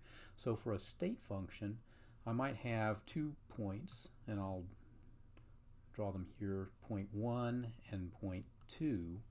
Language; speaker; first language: English; native; English